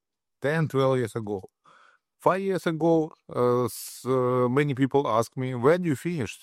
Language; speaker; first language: English; non-native, learner; Russian